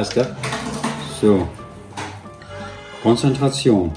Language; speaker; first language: German; native; German